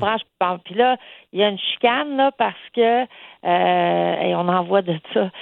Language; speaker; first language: French; native; French